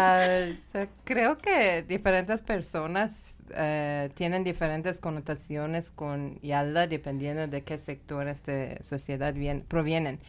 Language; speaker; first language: Spanish; non-native, learner; Persian